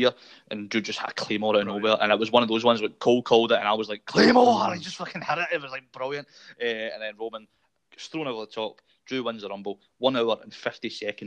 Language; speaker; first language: English; native; English